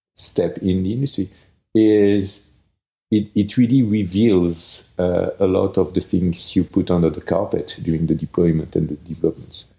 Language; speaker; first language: English; non-native, fluent; French